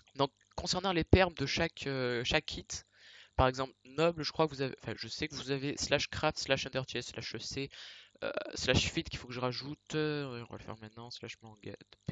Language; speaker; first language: French; native; French